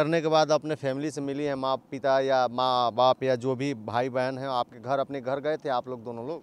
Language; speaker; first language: Hindi; native; Hindi